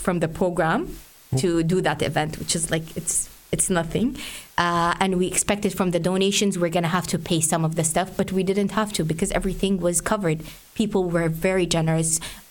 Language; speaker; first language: English; non-native, fluent; Arabic